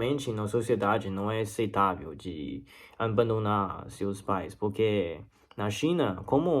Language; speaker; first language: Portuguese; non-native, learner; Chinese